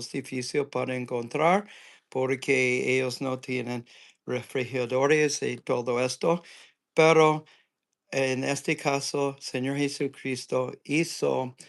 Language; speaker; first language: Spanish; non-native, learner; English